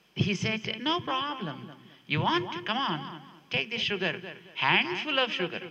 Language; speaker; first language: English; non-native, local second language; Telugu